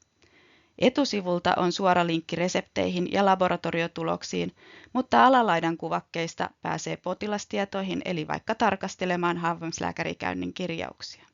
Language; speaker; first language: Finnish; native; Finnish